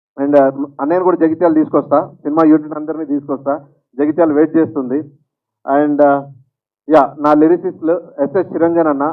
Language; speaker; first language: Telugu; native; Telugu